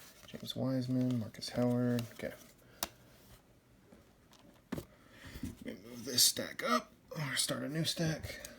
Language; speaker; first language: English; native; English